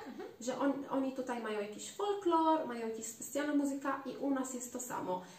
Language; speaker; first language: Polish; non-native, learner; Arabic